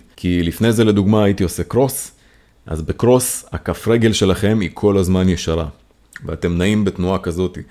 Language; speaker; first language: Hebrew; native; Hebrew